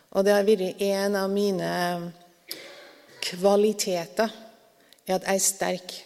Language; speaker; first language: Norwegian; native; Norwegian